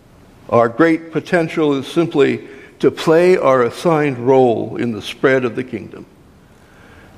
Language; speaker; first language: English; native; English